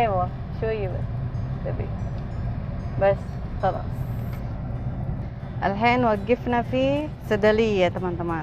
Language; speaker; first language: Arabic; non-native, learner; Indonesian